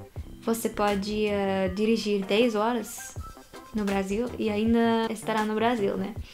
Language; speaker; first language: Portuguese; non-native, fluent; Japanese